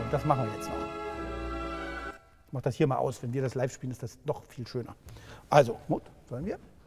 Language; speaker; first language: German; native; German